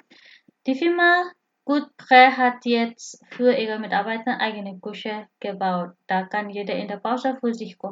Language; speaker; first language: German; non-native, fluent; Indonesian